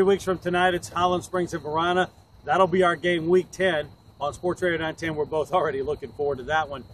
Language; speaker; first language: English; native; English